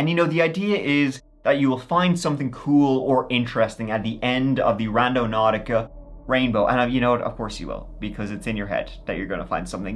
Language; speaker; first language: English; native; English